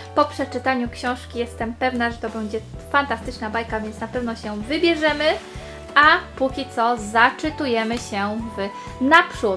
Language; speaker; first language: Polish; native; Polish